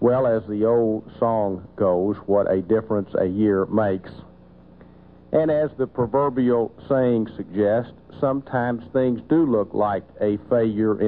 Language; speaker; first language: English; native; English